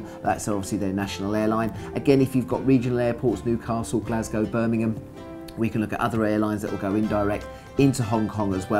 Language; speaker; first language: English; native; English